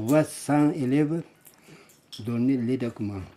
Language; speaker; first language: French; non-native, learner; Uzbek